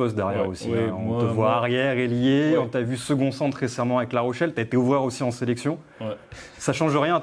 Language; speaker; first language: French; native; French